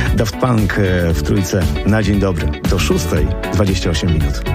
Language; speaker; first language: Polish; native; Polish